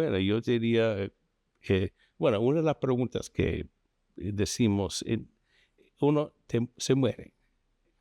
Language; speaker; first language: Spanish; non-native, fluent; English